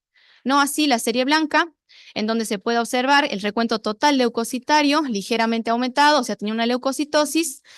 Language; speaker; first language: Spanish; native; Spanish